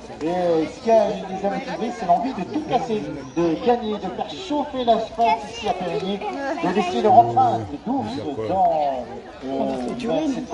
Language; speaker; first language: French; native; French